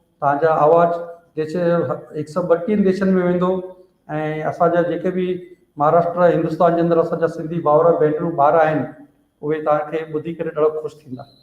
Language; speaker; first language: Sindhi; early bilingual, heritage; Sindhi